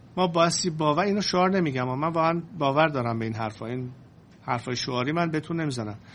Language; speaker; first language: Persian; native; Persian